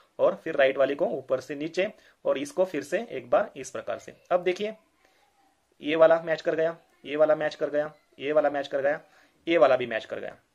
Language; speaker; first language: Hindi; non-native, local second language; Marathi